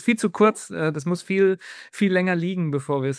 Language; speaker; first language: German; native; German